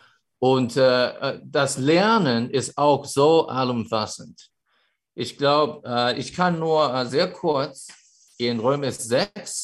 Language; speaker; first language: German; non-native, fluent; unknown